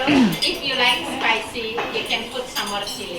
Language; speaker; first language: English; non-native, learner; Indonesian